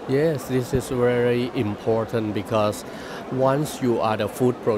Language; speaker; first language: English; non-native, learner; Thai